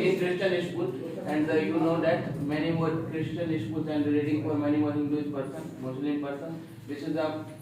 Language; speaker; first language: English; non-native, learner; Hindi